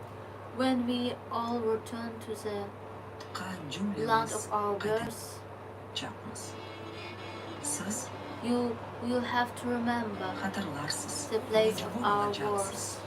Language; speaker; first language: English; non-native, learner; Ukrainian